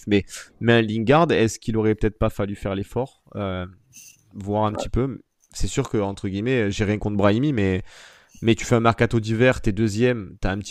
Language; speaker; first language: French; native; French